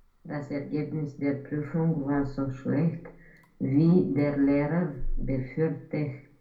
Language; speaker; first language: German; non-native, learner; Romanian